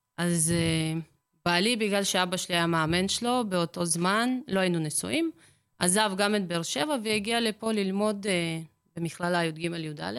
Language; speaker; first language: Hebrew; early bilingual, other home language; Russian